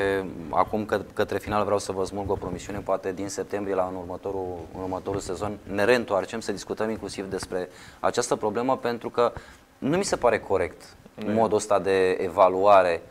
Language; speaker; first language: Romanian; native; Romanian